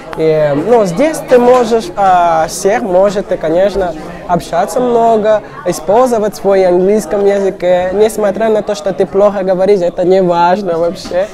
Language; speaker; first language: Russian; non-native, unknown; Portuguese